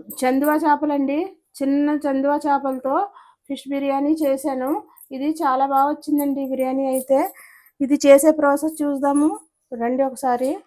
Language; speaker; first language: Telugu; native; Telugu